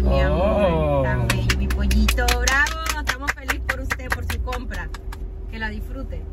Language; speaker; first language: Spanish; native; Spanish